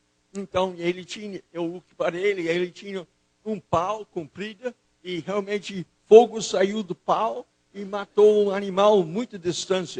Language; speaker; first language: Portuguese; non-native, fluent; English